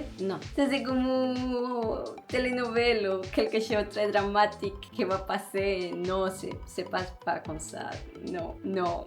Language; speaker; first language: French; non-native, learner; Spanish